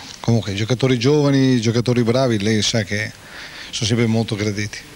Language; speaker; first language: Italian; native; Italian